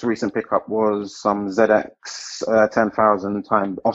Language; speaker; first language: English; native; English